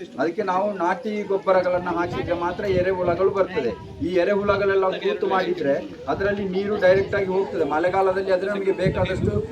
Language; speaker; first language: Kannada; non-native, local second language; Tulu